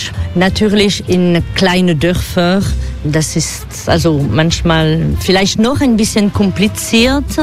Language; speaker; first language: German; non-native, fluent; French